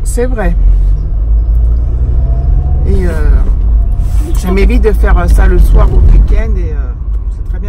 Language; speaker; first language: French; native; French